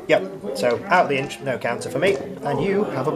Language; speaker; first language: English; native; English